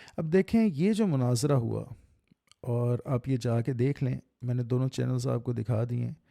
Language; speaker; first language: Urdu; native; Urdu